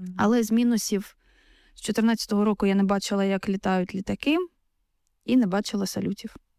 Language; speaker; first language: Ukrainian; non-native, local second language; Russian